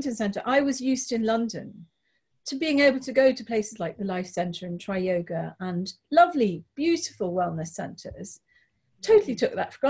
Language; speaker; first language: English; native; English